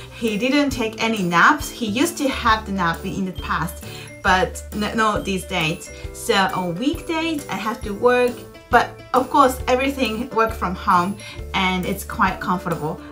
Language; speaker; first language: English; non-native, fluent; Japanese